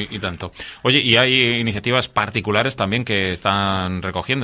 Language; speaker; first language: Spanish; native; Spanish